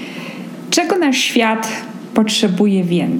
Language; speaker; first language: Polish; native; Polish